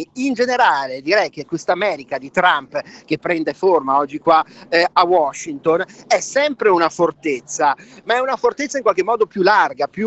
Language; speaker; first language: Italian; native; Italian